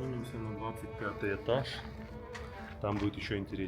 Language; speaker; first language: Russian; native; Russian